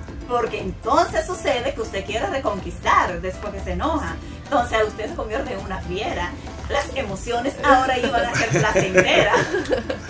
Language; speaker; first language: Spanish; native; Spanish